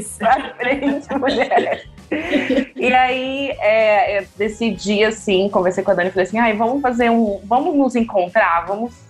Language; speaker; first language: Portuguese; native; Portuguese